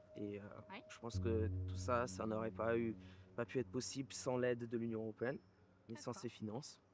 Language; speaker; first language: French; early bilingual, heritage; French